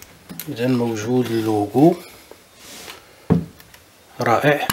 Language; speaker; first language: Arabic; native; Arabic